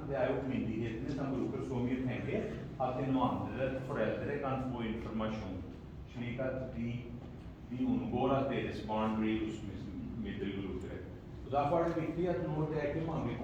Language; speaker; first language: Norwegian; non-native, fluent; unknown